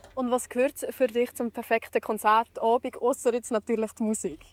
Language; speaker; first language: German; native; German